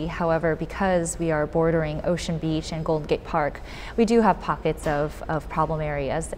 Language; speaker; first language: English; native; English